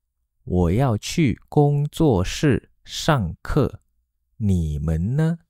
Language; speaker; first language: Chinese; non-native, fluent; Malay